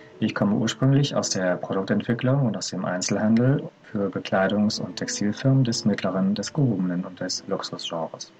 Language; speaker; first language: German; native; German